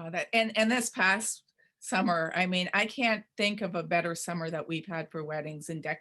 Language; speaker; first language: English; native; English